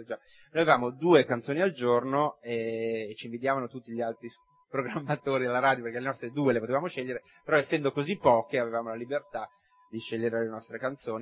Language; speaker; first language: Italian; native; Italian